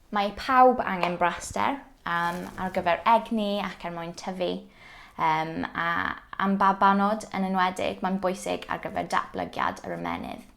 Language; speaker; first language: Welsh; non-native, local second language; English